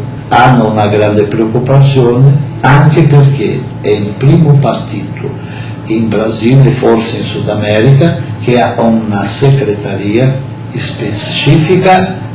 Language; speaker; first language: Italian; non-native, fluent; Portuguese